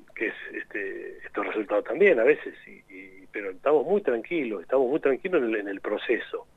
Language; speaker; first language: Spanish; native; Spanish